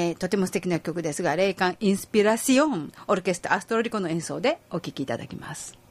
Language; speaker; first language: Japanese; native; Japanese